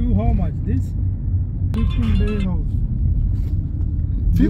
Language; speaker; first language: English; non-native, learner; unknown